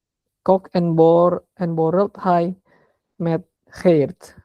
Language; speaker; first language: Dutch; non-native, learner; Indonesian